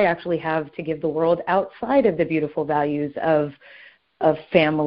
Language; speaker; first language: English; native; English